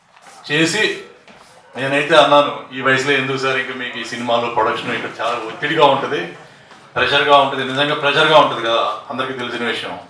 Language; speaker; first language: Telugu; native; Telugu